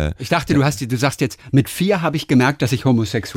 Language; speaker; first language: German; native; German